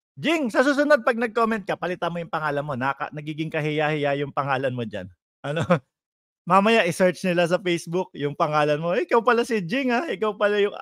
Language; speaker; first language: Filipino; native; Filipino